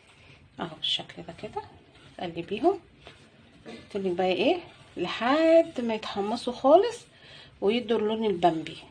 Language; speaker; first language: Arabic; native; Arabic